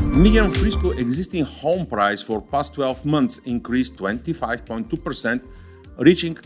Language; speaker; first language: English; non-native, fluent; Bulgarian